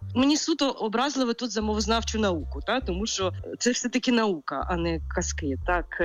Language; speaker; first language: Ukrainian; native; Ukrainian